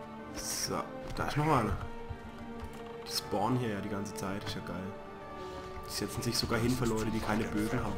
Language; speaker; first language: German; native; German